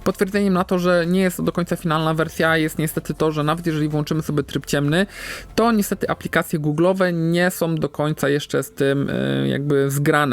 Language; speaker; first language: Polish; native; Polish